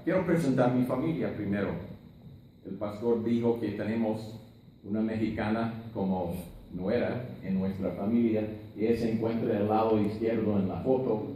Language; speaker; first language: Spanish; non-native, fluent; English